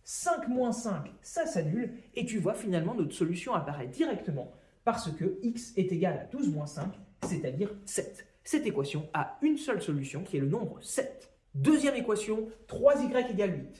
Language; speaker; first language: French; native; French